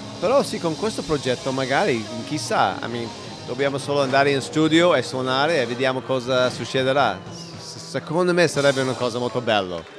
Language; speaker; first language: Italian; non-native, learner; English